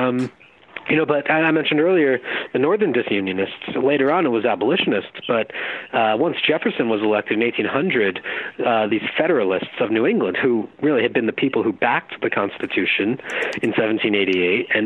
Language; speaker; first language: English; native; English